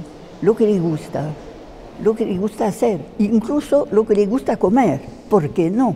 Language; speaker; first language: Spanish; non-native, fluent; French